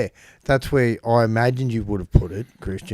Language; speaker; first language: English; native; English